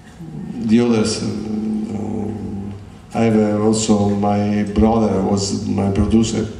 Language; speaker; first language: English; non-native, learner; Italian